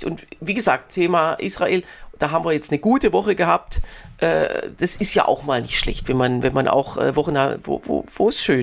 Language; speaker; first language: German; native; German